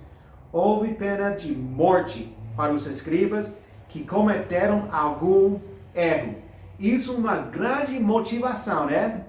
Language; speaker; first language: Portuguese; non-native, fluent; English